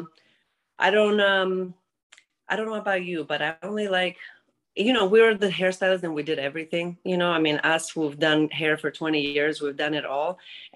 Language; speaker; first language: English; non-native, fluent; Greek